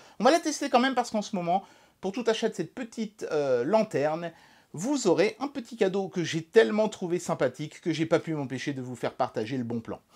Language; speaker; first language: French; native; French